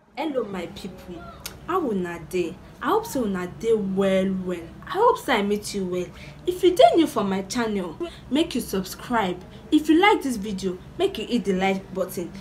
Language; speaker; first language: Nigerian Pidgin; non-native, local second language; Yoruba